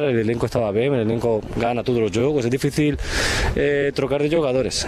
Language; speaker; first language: Portuguese; non-native, fluent; Spanish